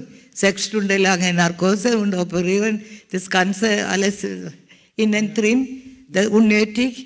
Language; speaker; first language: German; non-native, learner; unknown